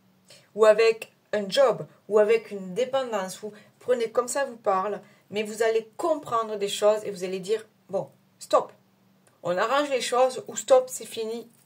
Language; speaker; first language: French; native; French